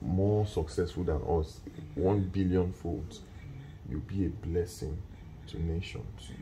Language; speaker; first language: English; non-native, local second language; Yoruba